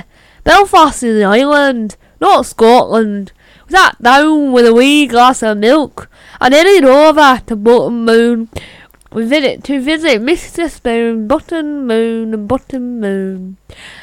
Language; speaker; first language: English; native; English